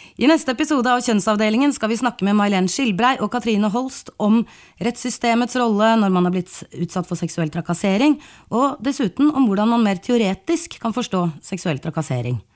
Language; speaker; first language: Norwegian; native; Norwegian